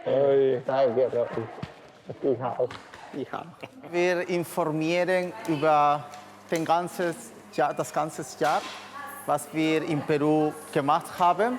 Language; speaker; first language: German; non-native, fluent; Spanish